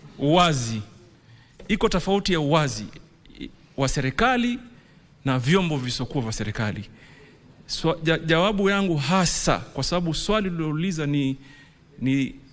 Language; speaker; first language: Swahili; native; Swahili